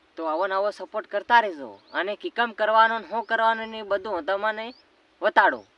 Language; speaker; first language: Gujarati; native; Gujarati